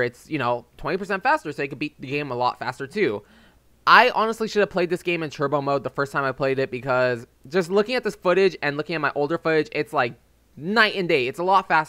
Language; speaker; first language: English; native; English